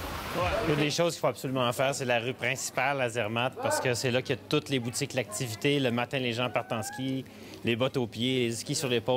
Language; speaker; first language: French; native; French